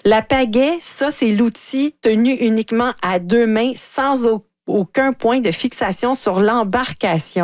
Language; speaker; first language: French; native; French